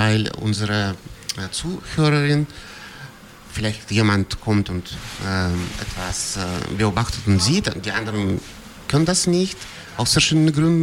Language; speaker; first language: German; non-native, fluent; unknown